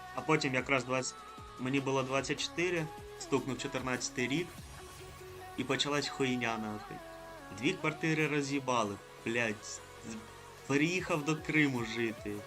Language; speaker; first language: Ukrainian; non-native, local second language; Russian